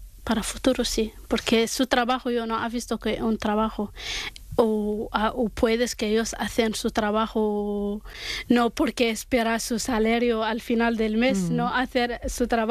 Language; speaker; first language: Spanish; non-native, learner; Arabic